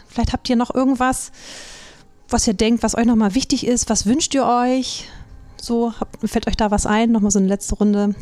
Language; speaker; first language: German; native; German